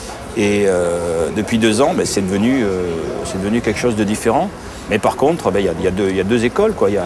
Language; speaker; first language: French; native; French